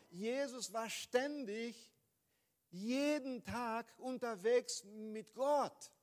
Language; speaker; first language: German; non-native, fluent; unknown